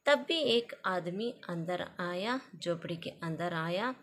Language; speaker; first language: Hindi; non-native, local second language; Kannada